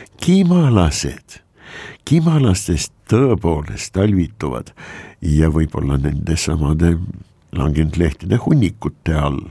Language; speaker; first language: Estonian; non-native, local second language; Russian